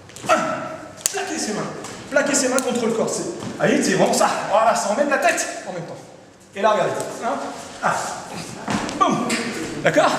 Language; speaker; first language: French; native; French